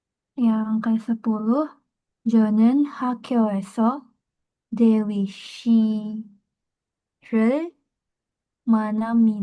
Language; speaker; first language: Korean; non-native, learner; Indonesian